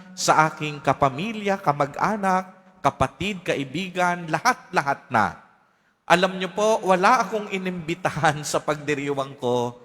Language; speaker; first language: Filipino; native; Filipino